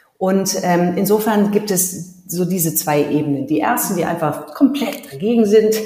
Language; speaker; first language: German; early bilingual, heritage; German